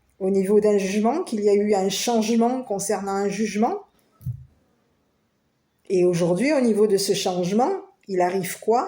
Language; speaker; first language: French; native; French